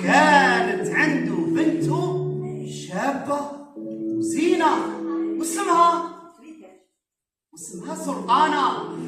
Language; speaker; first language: Arabic; native; Arabic